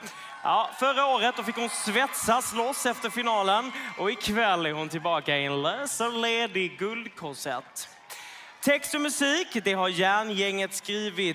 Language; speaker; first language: Swedish; native; Swedish